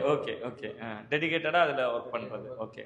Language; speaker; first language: Tamil; native; Tamil